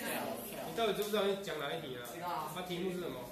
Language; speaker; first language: Chinese; native; Chinese